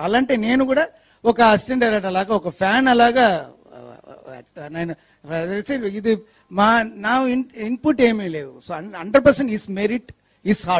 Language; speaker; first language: Telugu; non-native, learner; Tamil